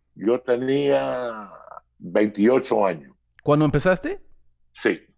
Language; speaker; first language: Spanish; early bilingual, heritage; Spanish